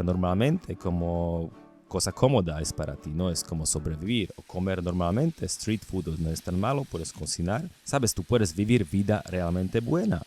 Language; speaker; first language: Spanish; non-native, learner; Slovak